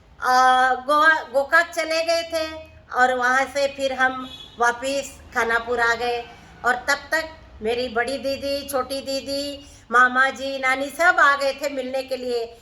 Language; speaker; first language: Hindi; non-native, local second language; Marathi